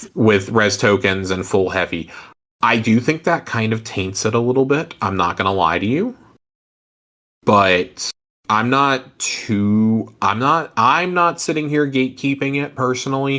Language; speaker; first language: English; native; English